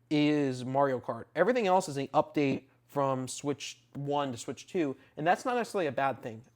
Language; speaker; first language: English; native; English